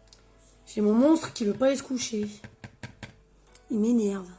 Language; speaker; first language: French; native; French